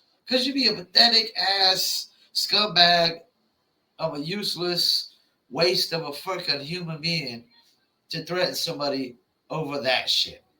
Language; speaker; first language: English; native; English